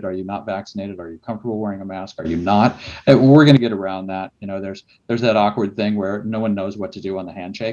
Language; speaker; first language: English; native; English